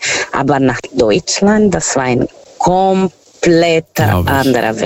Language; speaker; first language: German; non-native, fluent; Portuguese